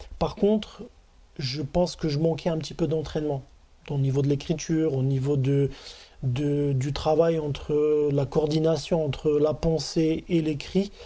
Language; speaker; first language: French; non-native, fluent; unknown